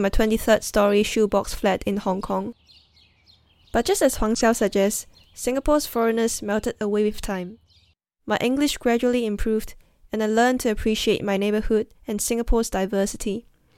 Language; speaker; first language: English; early bilingual, other home language; Cantonese